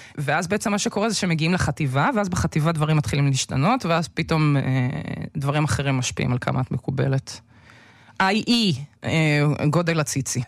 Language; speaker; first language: Hebrew; early bilingual, other home language; Russian